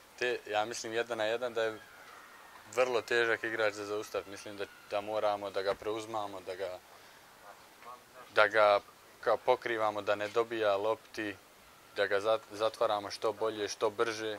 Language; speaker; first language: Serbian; early bilingual, heritage; Bosnian